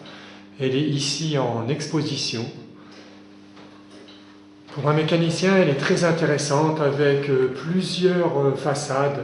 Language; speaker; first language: French; native; French